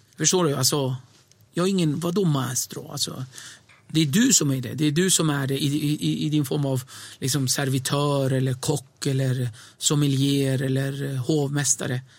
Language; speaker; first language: Swedish; early bilingual, other home language; Kurdish